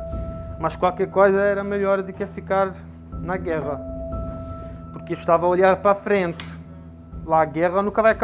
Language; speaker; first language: Portuguese; non-native, fluent; Arabic